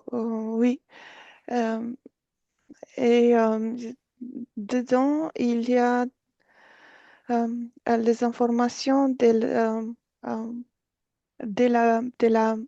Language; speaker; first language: French; non-native, fluent; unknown